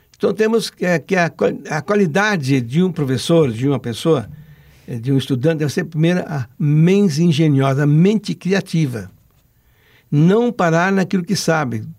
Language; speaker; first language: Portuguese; non-native, local second language; Italian